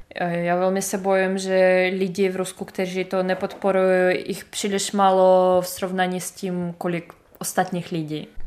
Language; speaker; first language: Czech; non-native, fluent; Russian